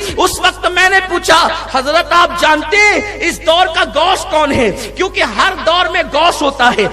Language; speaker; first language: Urdu; native; Urdu